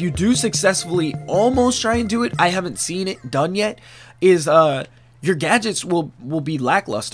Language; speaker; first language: English; native; English